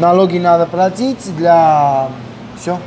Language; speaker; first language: Russian; non-native, local second language; Armenian